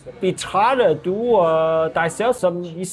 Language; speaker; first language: Danish; non-native, learner; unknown